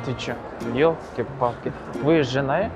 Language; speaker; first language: Russian; non-native, local second language; Kazakh